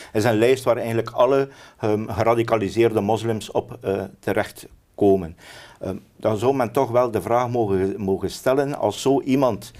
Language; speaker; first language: Dutch; native; Dutch